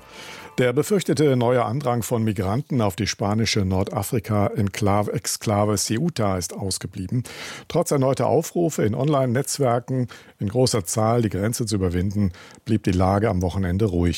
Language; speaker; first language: German; native; German